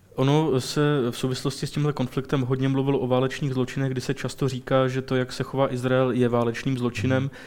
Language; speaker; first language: Czech; native; Czech